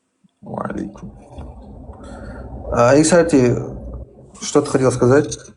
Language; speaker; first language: Russian; early bilingual, heritage; Chechen